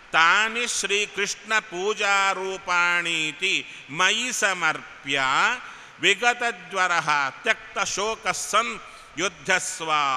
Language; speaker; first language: Kannada; native; Kannada